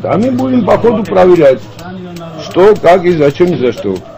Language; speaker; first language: Russian; non-native, fluent; Georgian